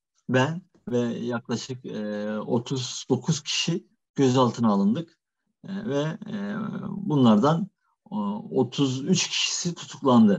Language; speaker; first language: Turkish; native; Turkish